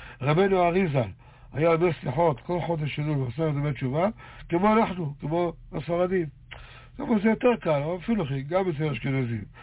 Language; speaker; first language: Hebrew; native; Hebrew